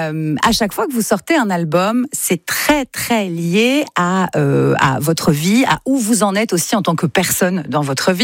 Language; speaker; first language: French; native; French